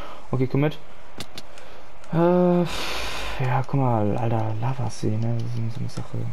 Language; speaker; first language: German; native; German